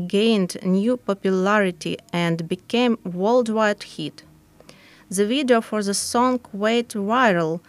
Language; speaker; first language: English; non-native, fluent; Ukrainian